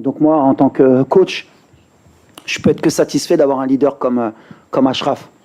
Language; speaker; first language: French; native; French